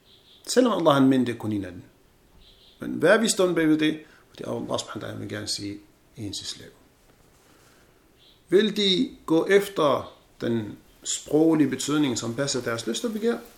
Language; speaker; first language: Danish; non-native, fluent; Arabic